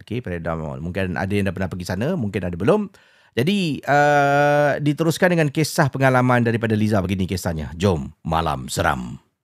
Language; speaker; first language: Malay; native; Malay